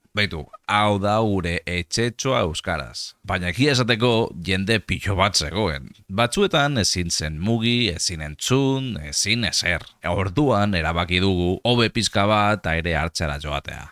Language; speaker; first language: Basque; non-native, local second language; Spanish